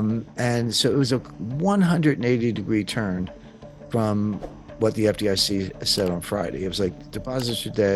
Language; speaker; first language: English; native; English